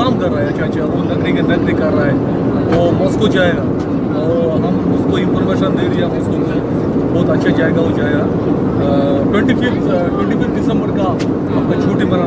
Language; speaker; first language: Hindi; non-native, local second language; Bangla